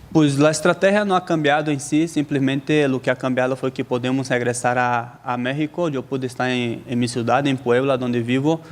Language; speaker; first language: Spanish; native; Spanish